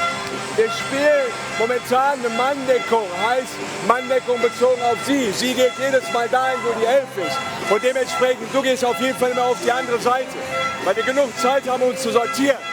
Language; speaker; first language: German; native; German